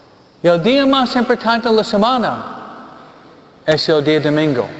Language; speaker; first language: Spanish; non-native, fluent; English